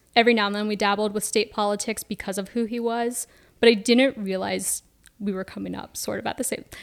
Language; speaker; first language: English; native; English